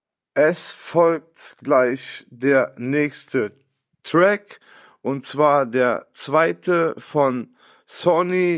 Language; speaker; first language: German; native; German